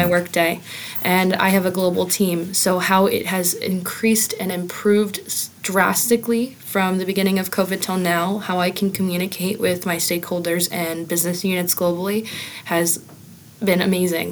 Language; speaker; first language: English; native; English